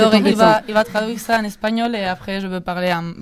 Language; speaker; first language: French; non-native, learner; Basque